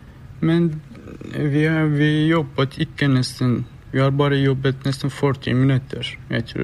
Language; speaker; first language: Norwegian; non-native, learner; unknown